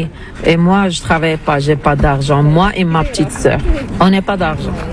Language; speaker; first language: French; non-native, learner; Arabic